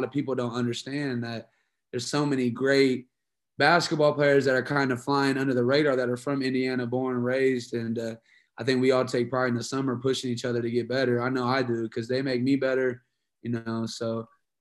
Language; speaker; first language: English; native; English